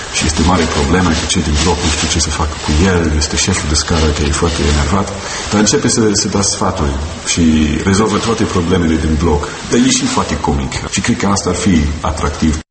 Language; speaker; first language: Romanian; non-native, fluent; English